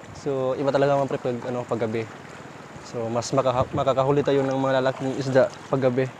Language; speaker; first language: Filipino; non-native, local second language; Cebuano